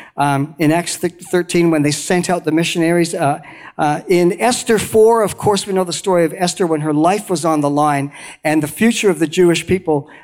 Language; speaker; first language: English; native; English